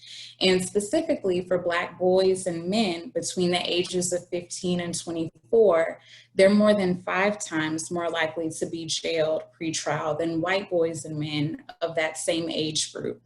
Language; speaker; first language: English; native; English